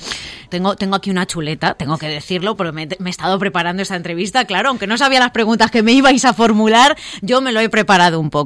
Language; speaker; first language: Spanish; native; Spanish